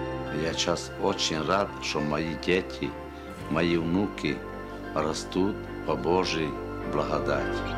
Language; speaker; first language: Russian; non-native, local second language; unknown